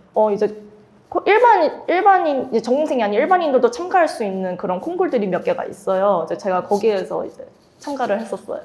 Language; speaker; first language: Korean; early bilingual, heritage; Korean